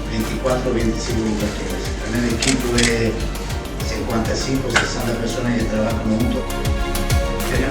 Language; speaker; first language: Spanish; non-native, learner; Italian